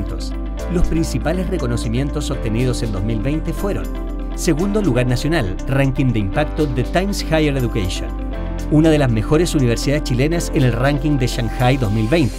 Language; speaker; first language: Spanish; native; Spanish